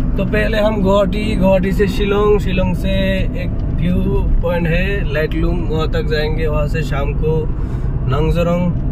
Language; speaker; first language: Hindi; non-native, local second language; Bangla